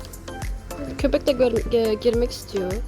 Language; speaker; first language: Turkish; non-native, fluent; Indonesian